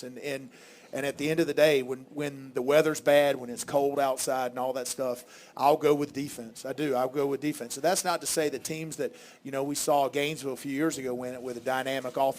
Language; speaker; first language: English; native; English